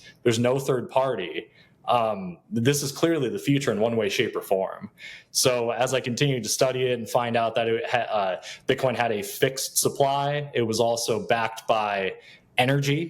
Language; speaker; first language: English; native; English